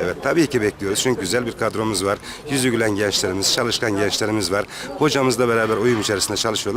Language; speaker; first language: Turkish; native; Turkish